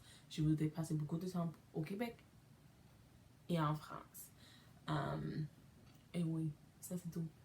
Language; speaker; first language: French; non-native, learner; English